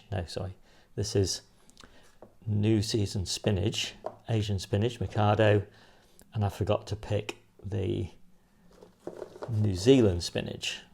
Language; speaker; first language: English; native; English